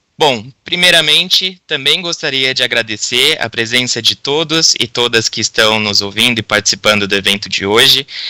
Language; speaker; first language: Portuguese; native; Portuguese